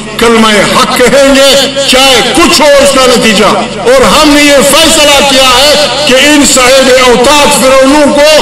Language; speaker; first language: Urdu; non-native, local second language; Pashto